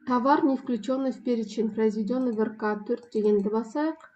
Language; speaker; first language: Russian; non-native, local second language; Kazakh